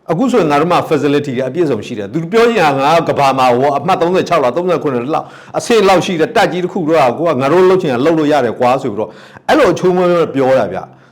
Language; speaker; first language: Burmese; non-native, local second language; S'gaw Karen